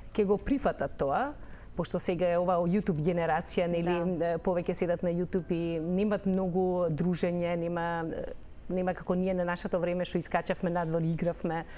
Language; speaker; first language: Macedonian; non-native, local second language; Albanian